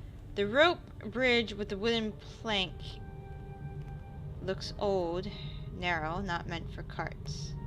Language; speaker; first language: English; native; English